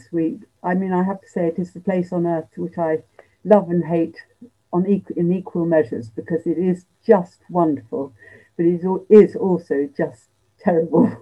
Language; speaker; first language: English; native; English